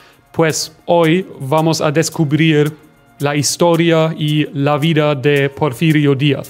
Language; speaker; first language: Spanish; non-native, fluent; German